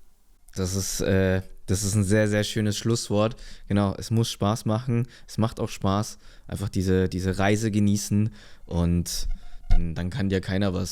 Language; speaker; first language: German; native; German